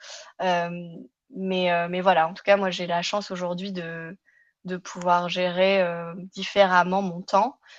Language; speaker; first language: French; native; French